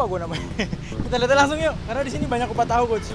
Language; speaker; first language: Indonesian; native; Indonesian